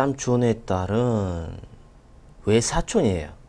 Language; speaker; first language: Korean; non-native, fluent; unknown